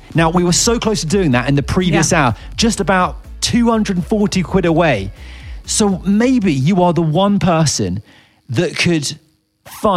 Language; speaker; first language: English; native; English